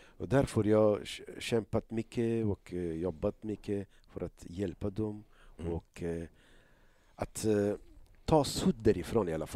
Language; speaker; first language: Swedish; non-native, learner; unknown